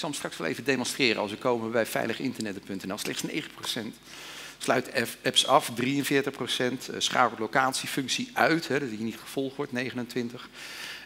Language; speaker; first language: Dutch; native; Dutch